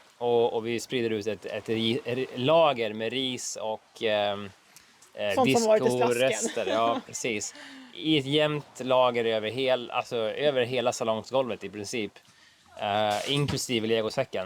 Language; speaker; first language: Swedish; native; Swedish